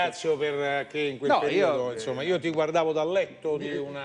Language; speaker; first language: Italian; native; Italian